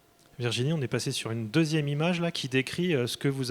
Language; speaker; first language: French; native; French